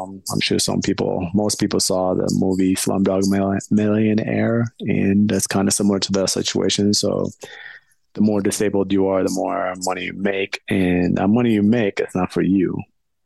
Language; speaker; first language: English; early bilingual, other home language; Amharic